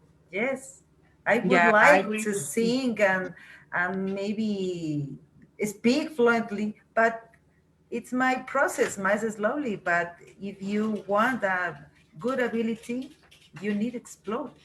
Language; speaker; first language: English; non-native, learner; Spanish